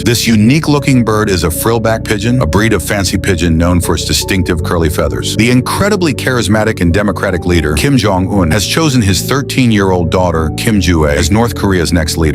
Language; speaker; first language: English; native; English